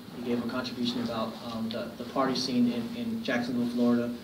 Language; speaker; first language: English; native; English